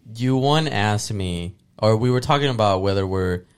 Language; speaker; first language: English; early bilingual, other home language; Spanish